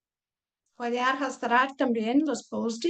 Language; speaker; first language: Spanish; non-native, fluent; Portuguese